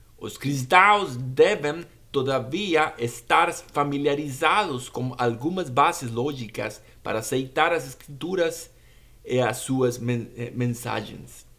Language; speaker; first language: Portuguese; non-native, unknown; Spanish